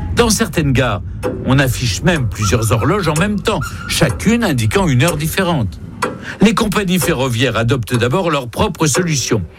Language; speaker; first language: French; native; French